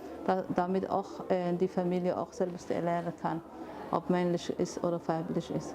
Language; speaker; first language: German; non-native, fluent; Somali